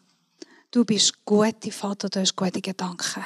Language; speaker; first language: German; non-native, fluent; Persian